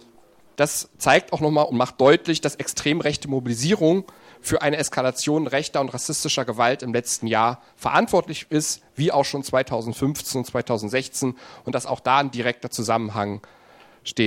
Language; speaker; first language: German; native; German